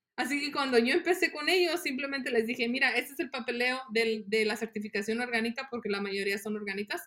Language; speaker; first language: Spanish; early bilingual, heritage; Spanish